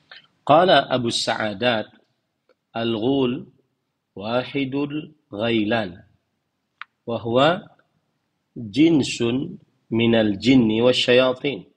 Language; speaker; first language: Arabic; non-native, fluent; Indonesian